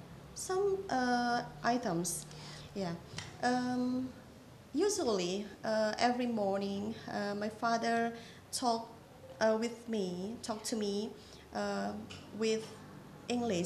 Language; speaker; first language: English; non-native, fluent; Indonesian